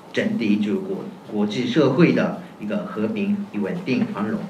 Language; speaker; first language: Chinese; non-native, fluent; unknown